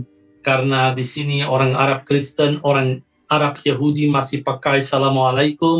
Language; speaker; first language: Indonesian; non-native, fluent; Arabic